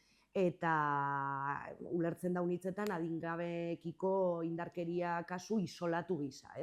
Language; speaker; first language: Basque; native; Basque